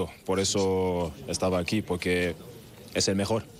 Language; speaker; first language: Spanish; non-native, learner; German